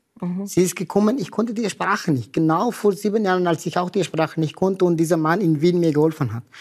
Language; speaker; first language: German; non-native, fluent; Persian